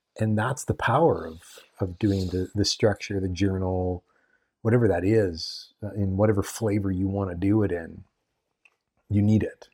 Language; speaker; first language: English; native; English